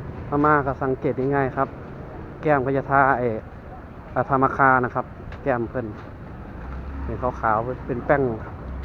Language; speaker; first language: Thai; native; Thai